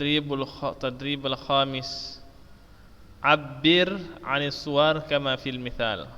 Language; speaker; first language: Arabic; non-native, fluent; Indonesian